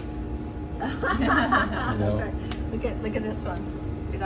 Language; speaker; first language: English; native; English